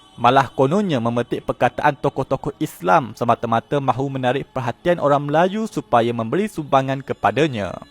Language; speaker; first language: Malay; native; Malay